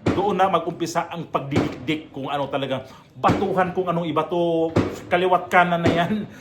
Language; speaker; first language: Filipino; non-native, local second language; Cebuano